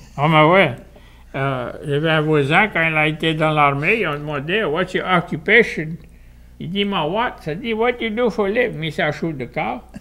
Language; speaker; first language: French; native; French